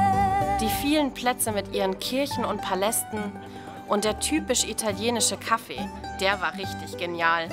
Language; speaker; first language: German; native; German